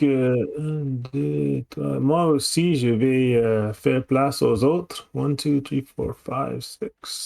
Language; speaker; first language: French; non-native, fluent; English